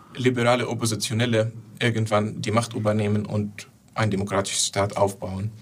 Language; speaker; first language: German; non-native, fluent; Arabic